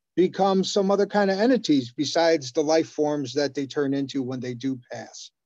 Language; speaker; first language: English; native; English